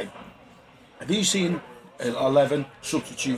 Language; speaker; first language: English; native; English